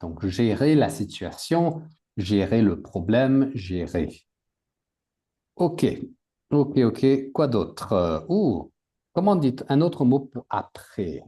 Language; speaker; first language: French; native; French